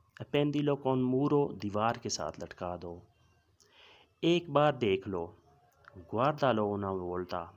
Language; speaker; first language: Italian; non-native, learner; Urdu